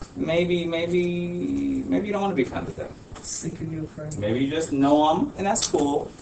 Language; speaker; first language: English; early bilingual, other home language; Spanish